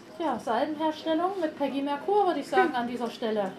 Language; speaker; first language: German; native; German